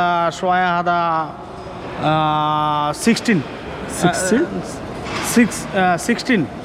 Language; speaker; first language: Arabic; non-native, learner; Bangla